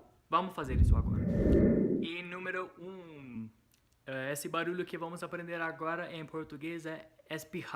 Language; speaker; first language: Portuguese; non-native, fluent; English